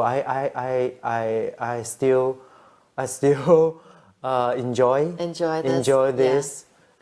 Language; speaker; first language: English; non-native, learner; Chinese